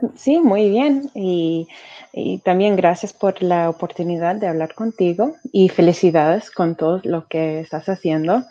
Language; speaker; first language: Spanish; early bilingual, heritage; Spanish